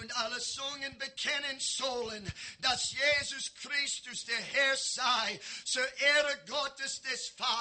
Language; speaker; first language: German; non-native, learner; English